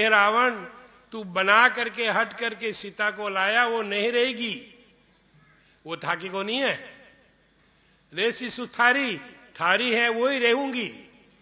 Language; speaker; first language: Hindi; non-native, local second language; Marwari